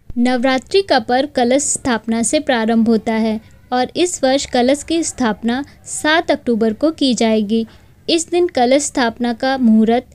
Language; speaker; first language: Hindi; native; Hindi